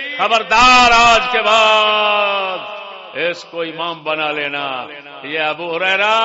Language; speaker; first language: Urdu; non-native, local second language; Punjabi